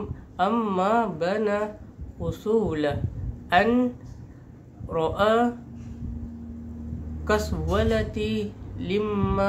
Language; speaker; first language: Arabic; non-native, learner; Malay